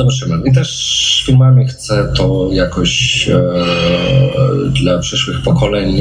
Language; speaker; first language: Polish; non-native, fluent; Russian